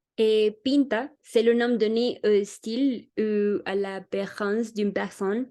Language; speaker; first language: French; non-native, learner; Spanish